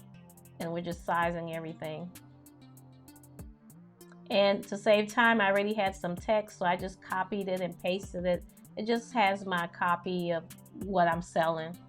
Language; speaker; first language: English; native; English